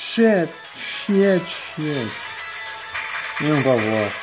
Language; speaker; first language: French; non-native, fluent; Arabic